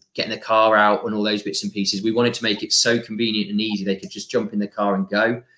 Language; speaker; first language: English; native; English